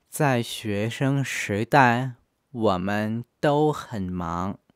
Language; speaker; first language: Chinese; non-native, fluent; Korean